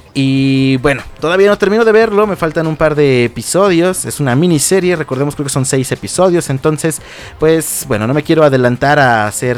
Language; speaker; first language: Spanish; native; Spanish